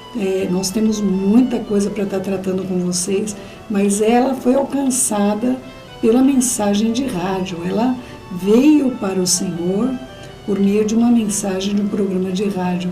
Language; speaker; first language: Portuguese; native; Portuguese